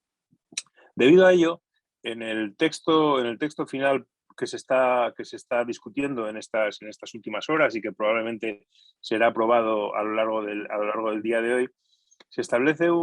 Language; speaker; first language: Spanish; native; Spanish